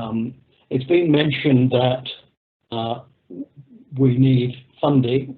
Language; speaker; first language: English; native; English